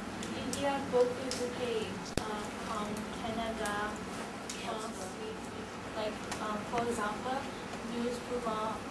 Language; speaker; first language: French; non-native, learner; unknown